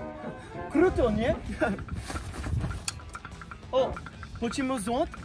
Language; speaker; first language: Russian; non-native, learner; English